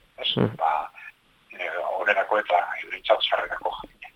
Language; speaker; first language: Basque; native; Basque